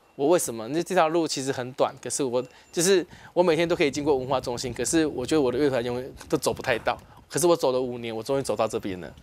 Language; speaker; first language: Chinese; native; Chinese